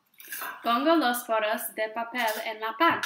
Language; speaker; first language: Spanish; non-native, learner; English